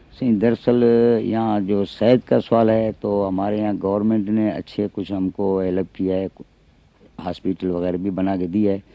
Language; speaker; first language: Urdu; non-native, local second language; Sindhi